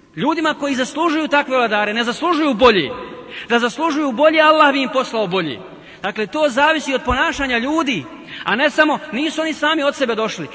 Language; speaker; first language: Bosnian; native; Bosnian